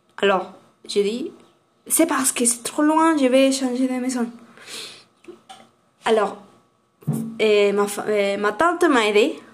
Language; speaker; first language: French; non-native, learner; Spanish